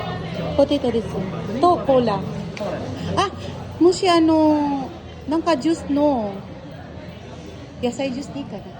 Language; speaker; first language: Japanese; non-native, learner; Filipino